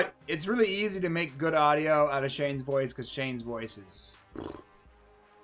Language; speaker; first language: English; native; English